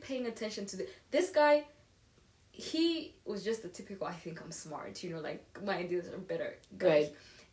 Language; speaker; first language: English; non-native, local second language; Kinyarwanda